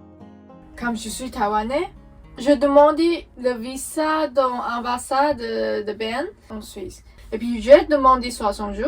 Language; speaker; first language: French; non-native, learner; Chinese